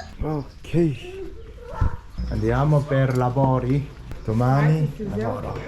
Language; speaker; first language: Italian; non-native, learner; Korean